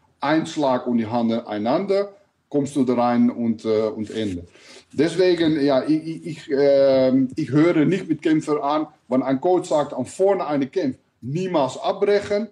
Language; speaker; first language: German; non-native, learner; Dutch